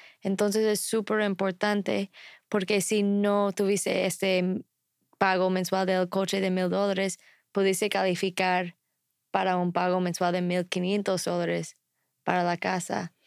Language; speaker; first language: Spanish; non-native, fluent; English